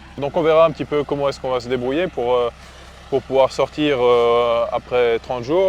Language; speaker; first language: French; native; French